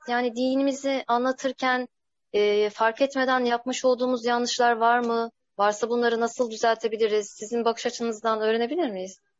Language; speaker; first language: Turkish; native; Turkish